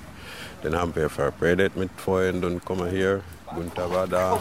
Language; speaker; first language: German; non-native, learner; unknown